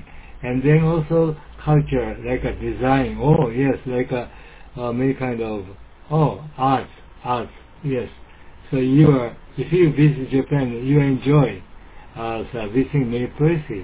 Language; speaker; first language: English; non-native, learner; Japanese